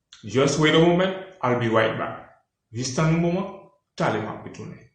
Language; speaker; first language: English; non-native, learner; Haitian Creole